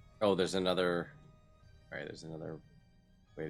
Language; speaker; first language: English; native; English